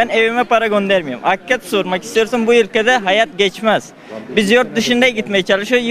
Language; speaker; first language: Turkish; non-native, learner; Persian